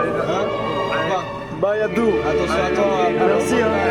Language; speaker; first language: French; native; French